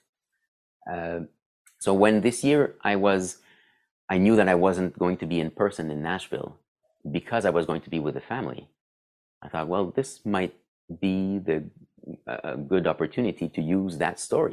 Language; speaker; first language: English; non-native, fluent; French